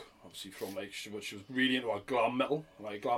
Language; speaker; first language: English; native; English